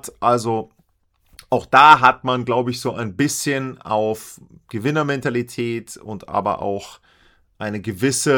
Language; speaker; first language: German; native; German